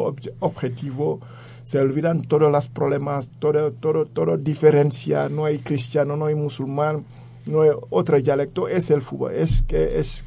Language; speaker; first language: Spanish; non-native, fluent; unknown